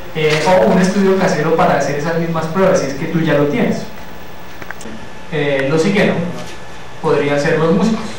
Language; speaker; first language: Spanish; native; Spanish